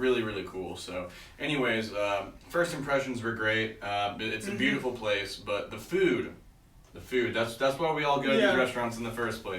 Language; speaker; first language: English; native; English